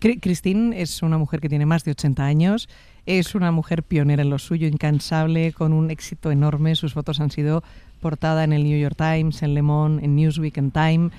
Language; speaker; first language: Spanish; native; Spanish